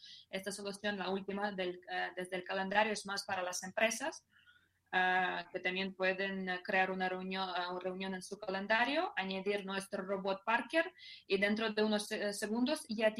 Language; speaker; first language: Spanish; non-native, fluent; Russian